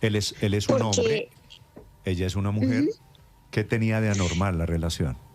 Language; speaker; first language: Spanish; native; Spanish